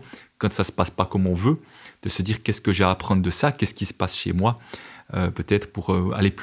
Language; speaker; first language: French; native; French